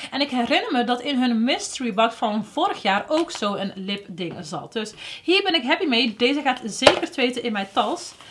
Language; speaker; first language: Dutch; early bilingual, other home language; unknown